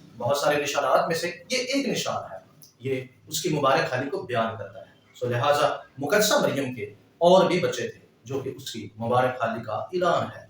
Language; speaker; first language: Urdu; non-native, local second language; Punjabi